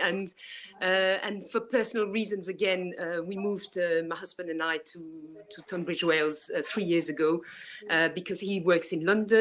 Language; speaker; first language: English; non-native, fluent; French